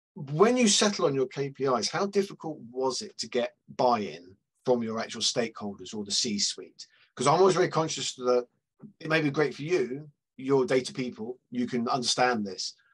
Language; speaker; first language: English; native; English